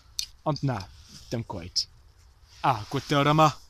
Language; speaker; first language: Welsh; non-native, learner; English